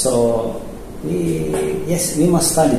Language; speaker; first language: English; non-native, local second language; Indonesian